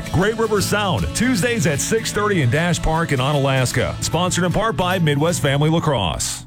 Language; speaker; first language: English; native; English